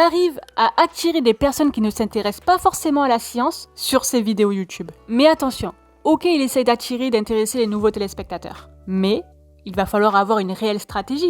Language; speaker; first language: French; native; French